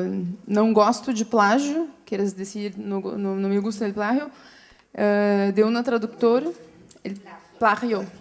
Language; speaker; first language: Spanish; non-native, fluent; Portuguese